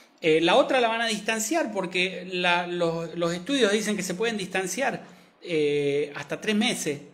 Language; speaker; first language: Spanish; native; Spanish